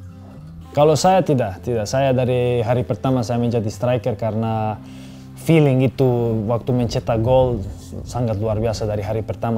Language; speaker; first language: Indonesian; non-native, fluent; Serbian